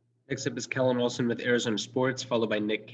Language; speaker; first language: English; native; English